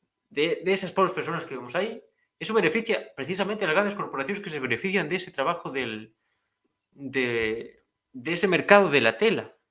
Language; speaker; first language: Spanish; native; Spanish